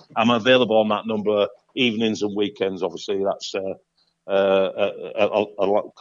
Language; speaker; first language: English; native; English